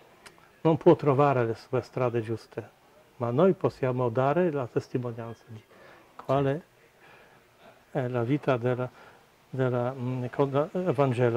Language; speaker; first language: Italian; non-native, fluent; Polish